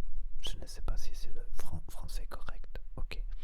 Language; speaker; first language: French; non-native, learner; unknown